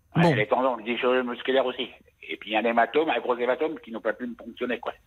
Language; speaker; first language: French; native; French